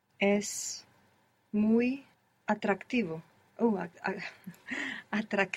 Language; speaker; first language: Spanish; non-native, learner; English